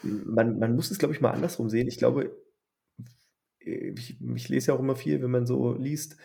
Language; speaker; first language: German; native; German